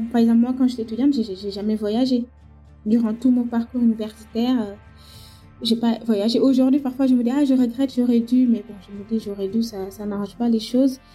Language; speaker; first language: French; non-native, local second language; Wolof